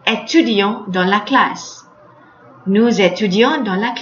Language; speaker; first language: French; non-native, fluent; Malay